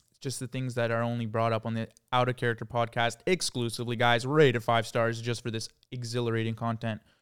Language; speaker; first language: English; early bilingual, other home language; Croatian